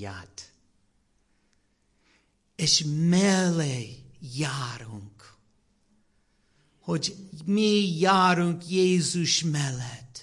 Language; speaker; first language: Hungarian; non-native, learner; English